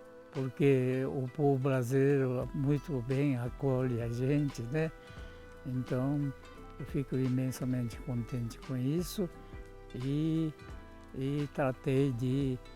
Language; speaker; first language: Portuguese; non-native, local second language; Japanese